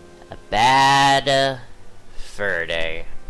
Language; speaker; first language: English; native; English